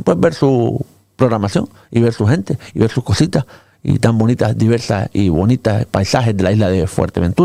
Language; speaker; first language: Spanish; native; Spanish